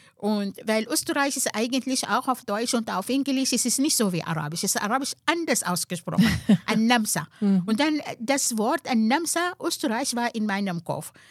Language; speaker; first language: German; non-native, fluent; Arabic